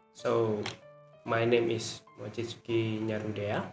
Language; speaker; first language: English; non-native, learner; Indonesian